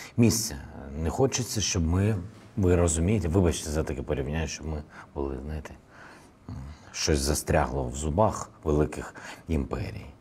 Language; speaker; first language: Ukrainian; non-native, local second language; Russian